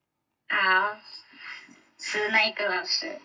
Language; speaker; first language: Chinese; non-native, learner; Indonesian